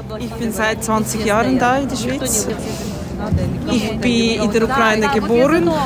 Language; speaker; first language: German; non-native, fluent; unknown